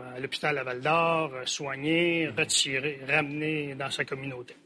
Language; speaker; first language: French; native; French